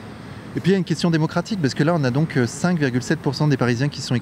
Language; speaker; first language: French; native; French